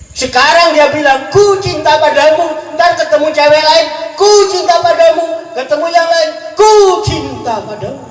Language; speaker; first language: Indonesian; native; Indonesian